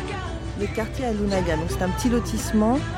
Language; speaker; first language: French; native; French